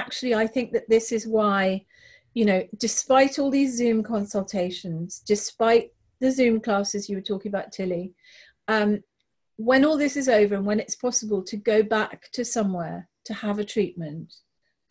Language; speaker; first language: English; native; English